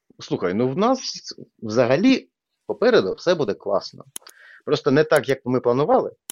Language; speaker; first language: Ukrainian; non-native, local second language; Russian